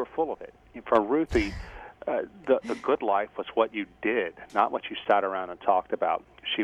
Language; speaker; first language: English; native; English